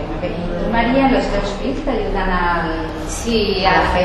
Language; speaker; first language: Catalan; non-native, learner; Spanish